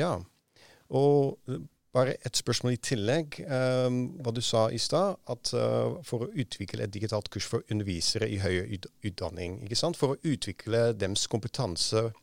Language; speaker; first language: Norwegian; non-native, fluent; Dutch